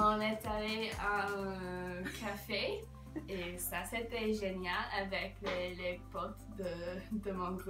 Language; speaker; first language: French; non-native, learner; English